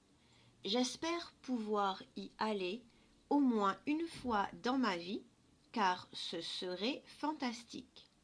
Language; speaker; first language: French; non-native, fluent; English